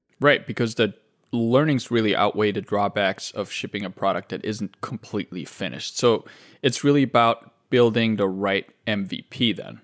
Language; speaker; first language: English; native; English